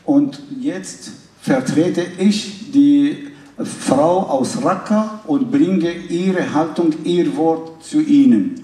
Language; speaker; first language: German; non-native, fluent; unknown